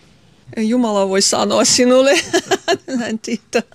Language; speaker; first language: Finnish; non-native, learner; Russian